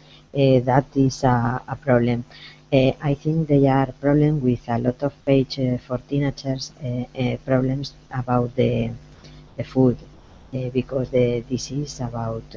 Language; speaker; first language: English; non-native, learner; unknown